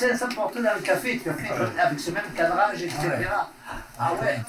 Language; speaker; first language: French; native; French